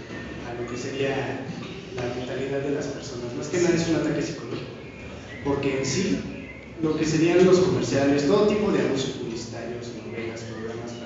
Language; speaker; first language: Spanish; native; Spanish